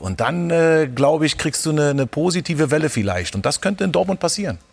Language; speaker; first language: German; native; German